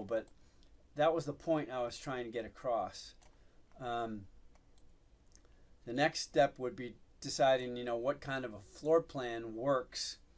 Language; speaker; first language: English; native; English